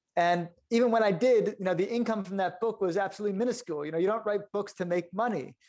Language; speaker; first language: English; native; English